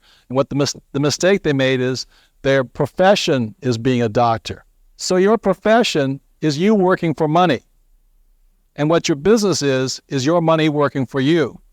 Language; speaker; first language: English; native; English